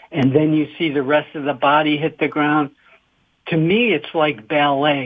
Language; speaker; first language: English; native; English